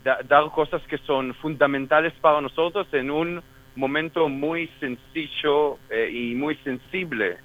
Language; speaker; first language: Spanish; non-native, fluent; Hebrew